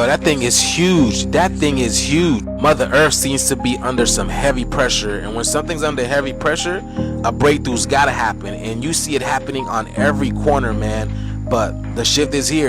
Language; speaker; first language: English; native; English